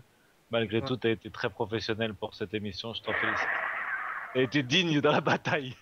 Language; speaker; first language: French; native; French